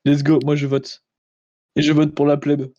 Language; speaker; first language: French; native; French